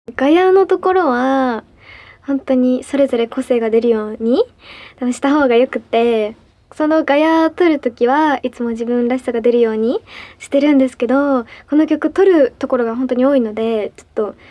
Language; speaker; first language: Japanese; native; Japanese